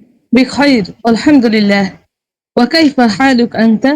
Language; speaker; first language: Arabic; non-native, learner; Bangla